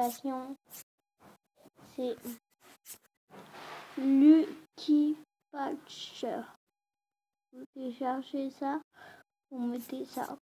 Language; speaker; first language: French; native; French